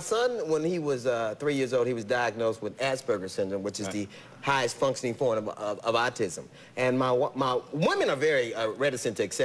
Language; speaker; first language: English; native; English